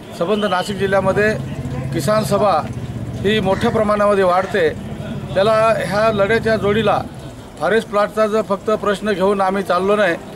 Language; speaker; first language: Marathi; non-native, local second language; Kukna